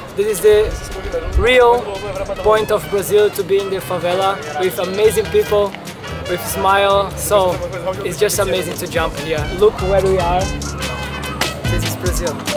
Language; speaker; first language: English; non-native, fluent; Portuguese